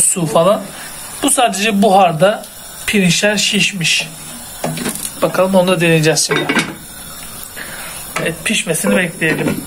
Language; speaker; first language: Turkish; native; Turkish